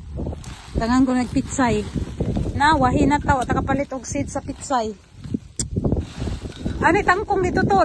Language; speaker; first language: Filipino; non-native, local second language; Cebuano